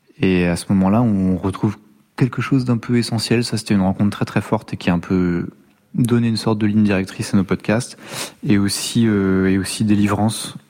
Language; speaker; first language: French; native; French